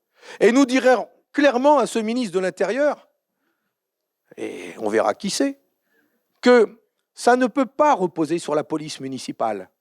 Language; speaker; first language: French; native; French